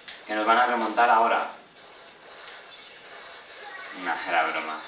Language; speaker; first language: Spanish; native; Spanish